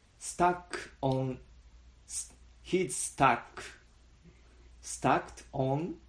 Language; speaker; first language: English; non-native, learner; Japanese